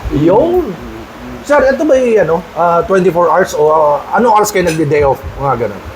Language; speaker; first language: Filipino; native; Filipino